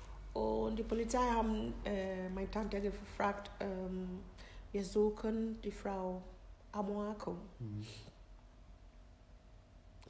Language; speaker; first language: German; non-native, learner; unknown